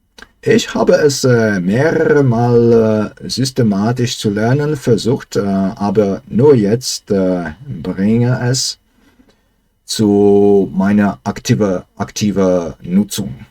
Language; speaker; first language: German; non-native, learner; Slovak